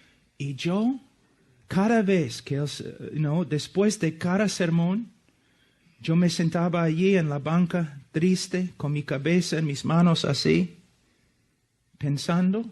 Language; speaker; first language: Spanish; non-native, fluent; English